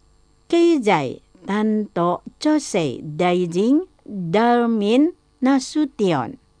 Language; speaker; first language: Japanese; non-native, fluent; Indonesian